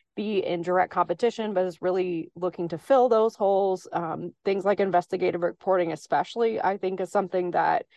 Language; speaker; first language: English; native; English